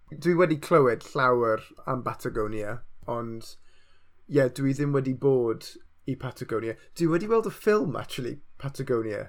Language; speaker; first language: Welsh; non-native, local second language; English